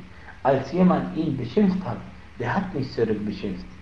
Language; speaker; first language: German; non-native, fluent; Arabic